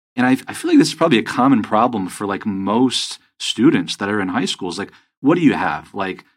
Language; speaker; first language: English; native; English